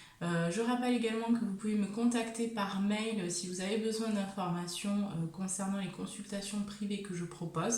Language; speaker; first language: French; native; French